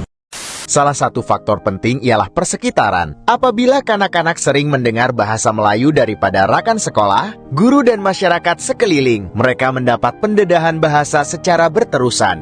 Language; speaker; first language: Malay; native; Malay